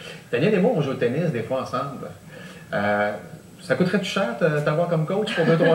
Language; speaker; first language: French; native; French